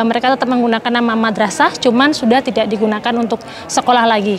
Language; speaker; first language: Indonesian; native; Indonesian